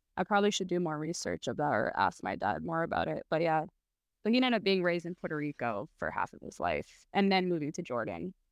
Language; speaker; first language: English; early bilingual, other home language; Arabic